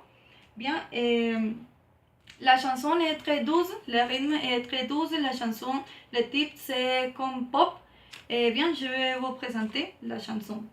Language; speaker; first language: French; non-native, learner; Spanish